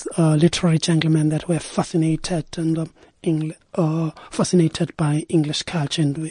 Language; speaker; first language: English; non-native, local second language; Zulu